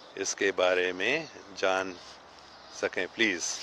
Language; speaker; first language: Urdu; non-native, fluent; English